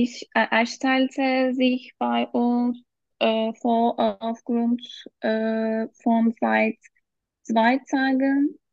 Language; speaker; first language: German; non-native, learner; Turkish